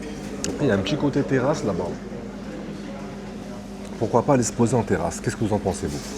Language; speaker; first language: French; native; French